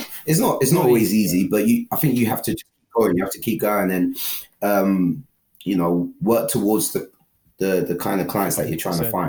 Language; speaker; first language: English; native; English